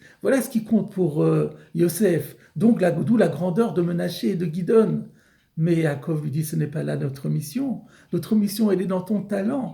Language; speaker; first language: French; native; French